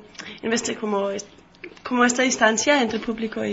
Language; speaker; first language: Spanish; non-native, fluent; Danish